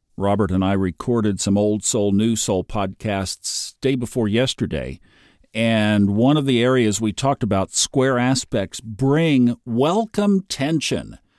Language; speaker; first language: English; native; English